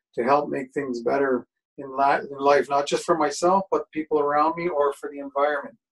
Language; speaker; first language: English; native; English